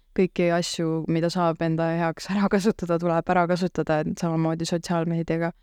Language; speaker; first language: Estonian; native; Estonian